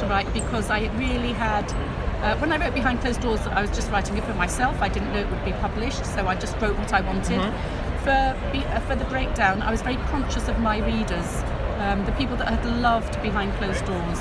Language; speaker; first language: English; native; English